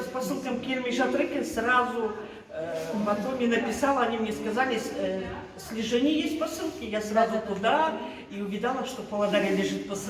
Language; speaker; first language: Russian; non-native, local second language; Kazakh